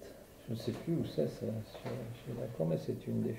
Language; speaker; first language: French; native; French